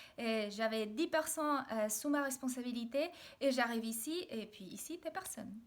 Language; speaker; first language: French; non-native, fluent; Spanish